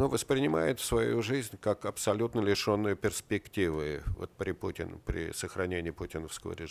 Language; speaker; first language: Russian; native; Russian